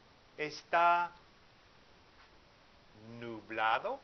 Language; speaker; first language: Spanish; non-native, fluent; English